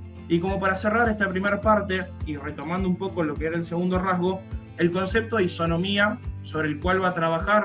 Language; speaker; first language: Spanish; native; Spanish